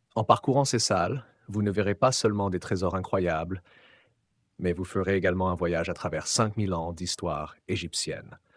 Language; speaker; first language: French; non-native, fluent; Arabic